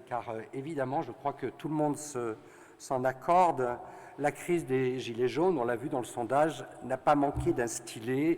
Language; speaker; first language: French; native; French